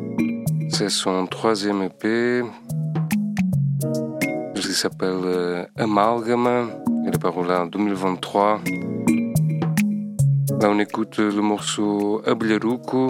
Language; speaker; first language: French; non-native, fluent; Portuguese